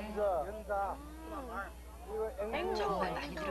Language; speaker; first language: Korean; native; Korean